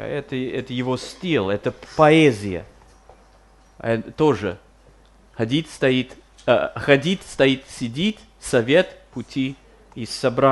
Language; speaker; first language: Russian; non-native, fluent; English